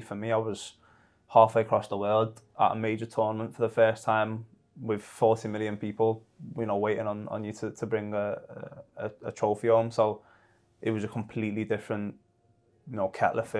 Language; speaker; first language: English; native; English